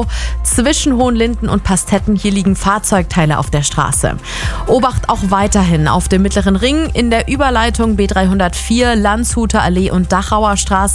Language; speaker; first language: German; native; German